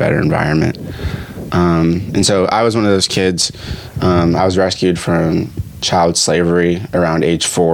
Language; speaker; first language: English; early bilingual, other home language; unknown